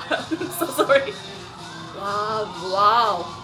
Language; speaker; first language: English; non-native, learner; Korean